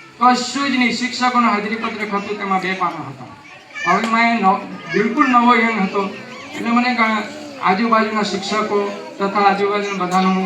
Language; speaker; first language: Gujarati; non-native, local second language; Kukna